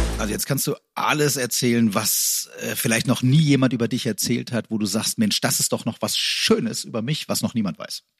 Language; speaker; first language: German; native; German